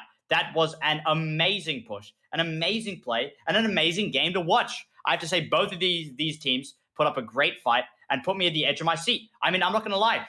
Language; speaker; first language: English; native; English